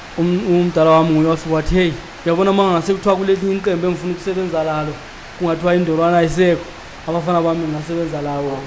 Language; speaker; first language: Zulu; native; Zulu